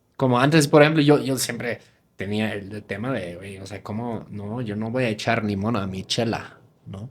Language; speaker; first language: Spanish; non-native, fluent; German